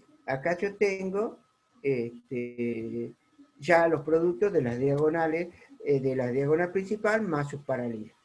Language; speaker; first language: Spanish; native; Spanish